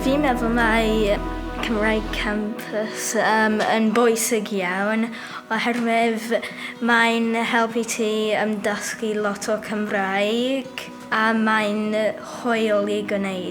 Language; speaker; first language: Welsh; non-native, local second language; English